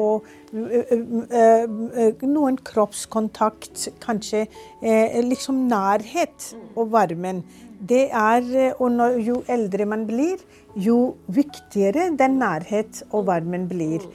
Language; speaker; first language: Norwegian; non-native, fluent; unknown